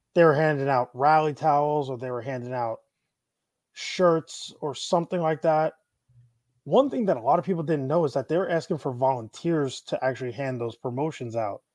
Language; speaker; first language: English; native; English